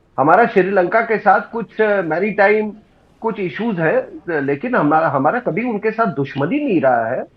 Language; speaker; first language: Hindi; native; Hindi